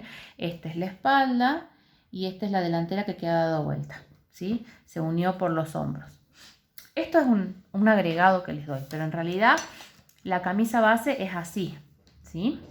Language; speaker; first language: Spanish; native; Spanish